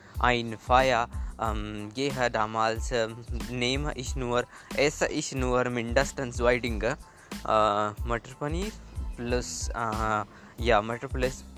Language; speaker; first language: German; non-native, learner; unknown